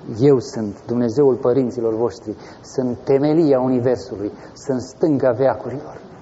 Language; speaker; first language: Romanian; native; Romanian